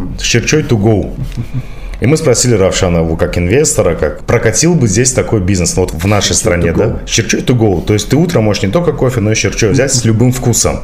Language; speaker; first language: Russian; non-native, local second language; Tajik